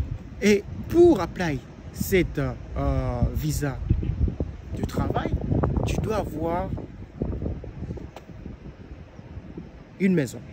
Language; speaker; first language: French; non-native, local second language; Lingala